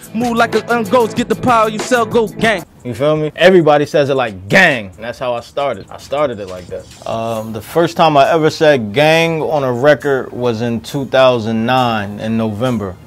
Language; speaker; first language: English; native; English